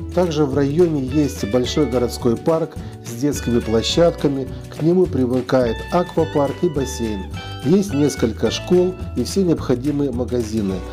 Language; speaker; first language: Russian; native; Russian